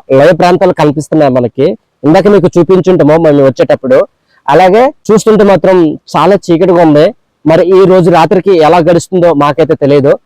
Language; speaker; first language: Telugu; non-native, local second language; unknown